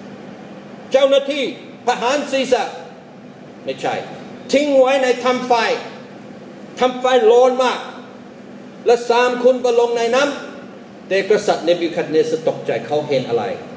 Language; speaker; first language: Thai; non-native, fluent; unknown